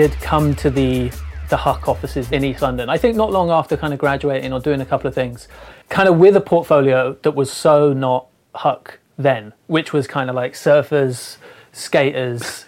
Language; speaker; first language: English; native; English